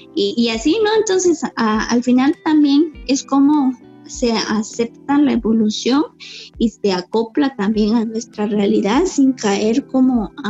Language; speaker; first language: Spanish; native; Spanish